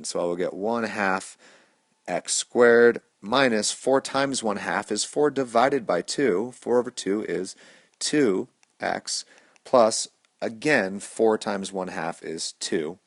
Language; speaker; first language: English; native; English